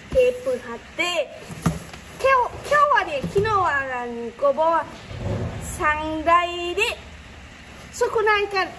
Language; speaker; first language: Japanese; non-native, learner; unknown